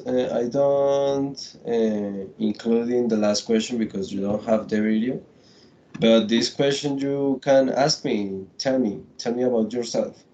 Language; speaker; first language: English; non-native, learner; Spanish